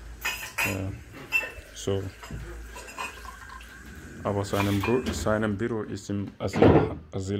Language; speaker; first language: German; non-native, learner; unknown